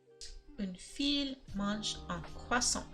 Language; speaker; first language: French; non-native, learner; English